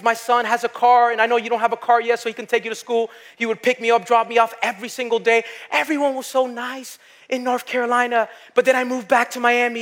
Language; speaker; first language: English; native; English